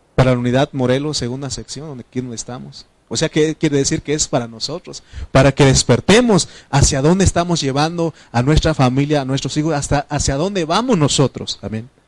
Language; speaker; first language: Spanish; non-native, local second language; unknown